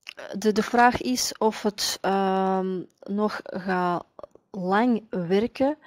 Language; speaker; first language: Dutch; non-native, fluent; Russian